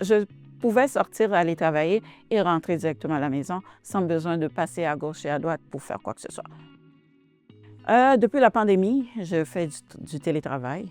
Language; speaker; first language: French; non-native, local second language; Haitian Creole